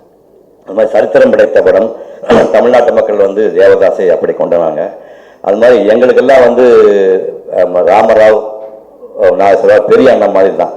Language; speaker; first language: Tamil; native; Tamil